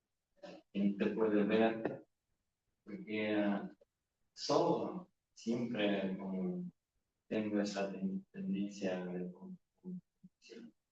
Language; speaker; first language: Spanish; non-native, learner; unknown